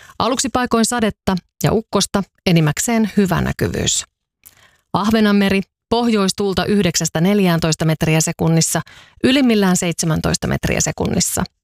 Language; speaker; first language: Finnish; native; Finnish